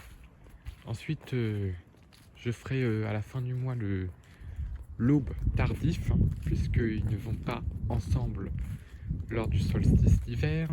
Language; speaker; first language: French; native; French